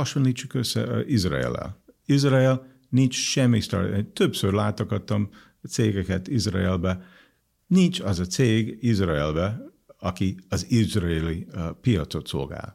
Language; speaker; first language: Hungarian; non-native, fluent; English